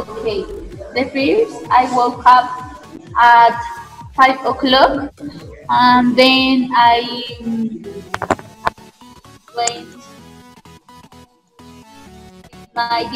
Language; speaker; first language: English; non-native, learner; Spanish